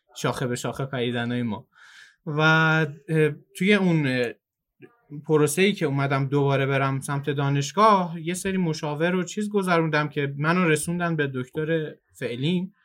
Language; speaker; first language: Persian; native; Persian